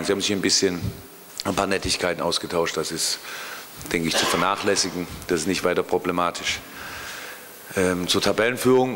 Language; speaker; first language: German; native; German